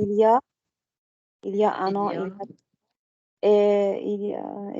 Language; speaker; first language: French; non-native, learner; Arabic